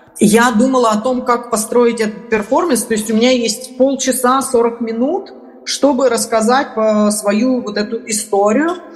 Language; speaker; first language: Russian; native; Russian